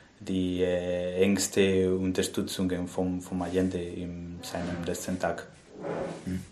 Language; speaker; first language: German; non-native, fluent; Spanish